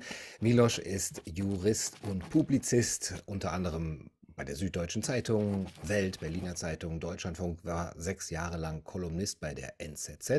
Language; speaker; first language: German; native; German